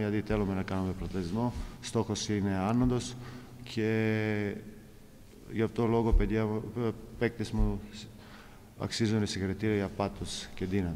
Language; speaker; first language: Greek; non-native, fluent; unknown